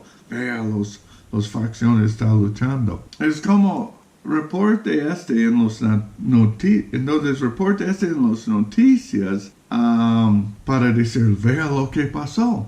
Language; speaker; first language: Spanish; non-native, fluent; English